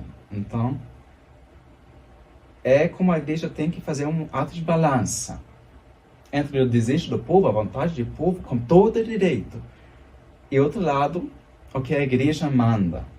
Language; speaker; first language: Portuguese; non-native, fluent; German